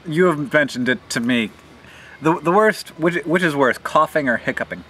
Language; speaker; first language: English; native; English